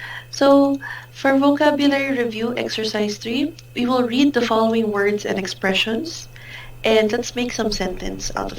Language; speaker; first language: English; non-native, fluent; Filipino